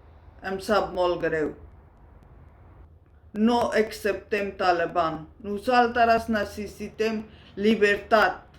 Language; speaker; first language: Catalan; non-native, learner; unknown